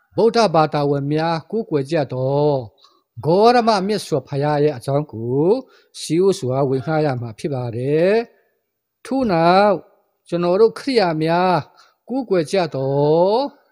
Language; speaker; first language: Burmese; non-native, local second language; Hakha Chin